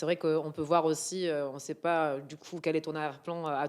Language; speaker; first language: French; native; French